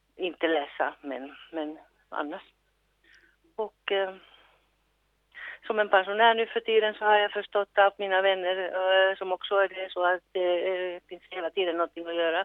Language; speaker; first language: Swedish; non-native, local second language; Finnish